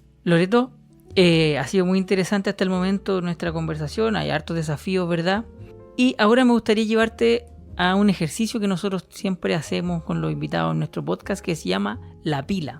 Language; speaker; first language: Spanish; native; Spanish